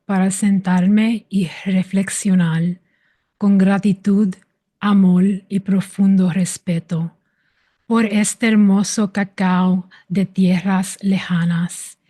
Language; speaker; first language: Spanish; early bilingual, heritage; Spanish